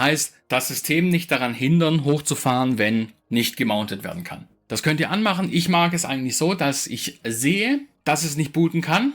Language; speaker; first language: German; native; German